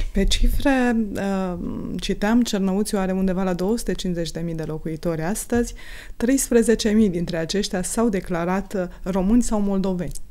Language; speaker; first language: Romanian; native; Romanian